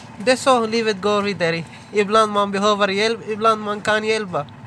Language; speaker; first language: Swedish; non-native, learner; Arabic